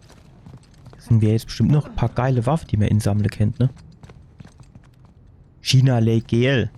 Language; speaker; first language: German; native; German